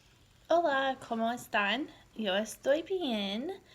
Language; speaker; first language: Spanish; non-native, learner; English